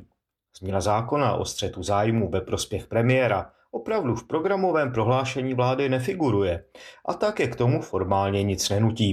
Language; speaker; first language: Czech; native; Czech